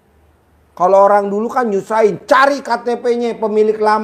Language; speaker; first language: Indonesian; native; Indonesian